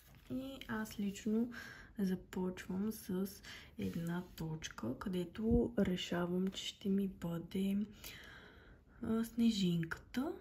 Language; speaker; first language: Bulgarian; native; Bulgarian